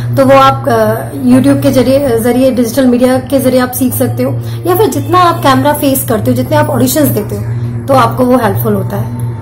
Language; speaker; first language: Hindi; native; Hindi